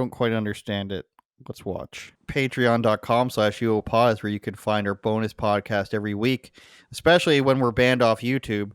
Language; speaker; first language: English; native; English